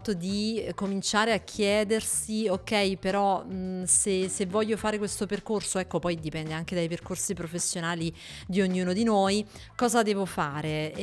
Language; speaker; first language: Italian; native; Italian